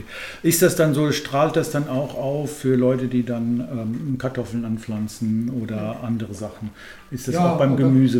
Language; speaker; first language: German; native; German